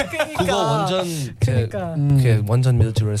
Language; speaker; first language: Korean; non-native, learner; English